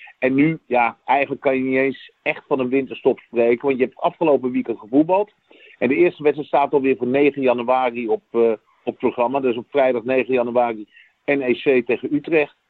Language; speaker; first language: Dutch; native; Dutch